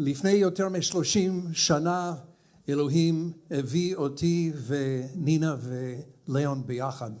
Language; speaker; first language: Hebrew; non-native, fluent; English